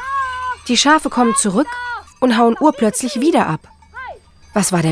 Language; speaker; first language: German; native; German